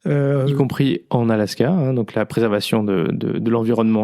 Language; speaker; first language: French; native; French